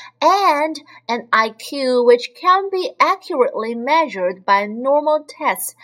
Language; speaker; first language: English; non-native, fluent; Chinese